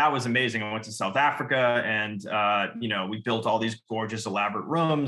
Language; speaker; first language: English; native; English